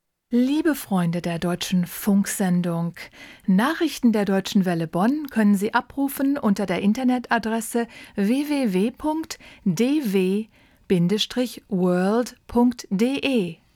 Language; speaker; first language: German; native; German